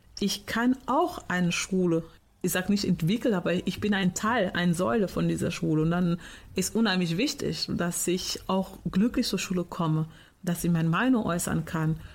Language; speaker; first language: German; non-native, fluent; Portuguese